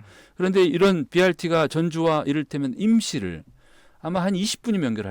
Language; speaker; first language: Korean; native; Korean